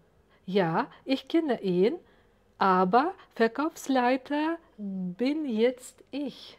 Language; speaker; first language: German; non-native, fluent; Uzbek